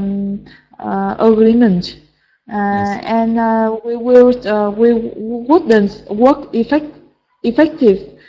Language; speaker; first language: English; non-native, learner; Vietnamese